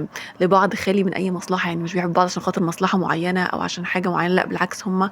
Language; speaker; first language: Arabic; native; Arabic